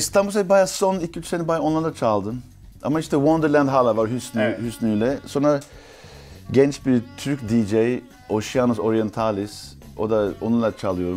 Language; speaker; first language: Turkish; early bilingual, heritage; Turkish